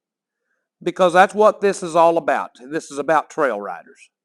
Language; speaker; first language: English; native; English